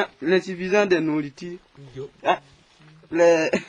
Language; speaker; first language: French; non-native, local second language; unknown